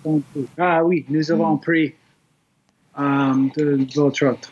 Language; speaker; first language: French; non-native, learner; English